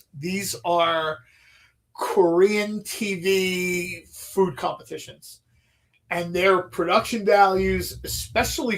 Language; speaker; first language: English; native; English